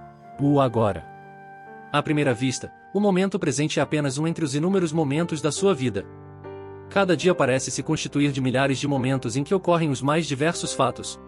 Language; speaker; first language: Portuguese; native; Portuguese